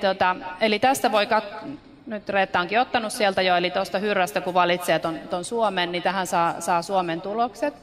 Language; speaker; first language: Finnish; native; Finnish